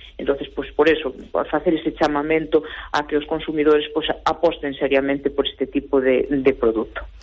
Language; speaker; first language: Galician; native; Galician